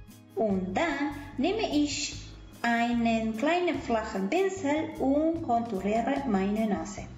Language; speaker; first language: German; non-native, fluent; Spanish